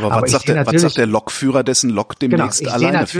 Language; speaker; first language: German; native; German